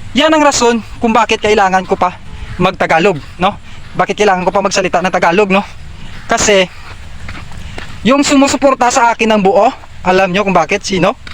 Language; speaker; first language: Filipino; non-native, local second language; Hiligaynon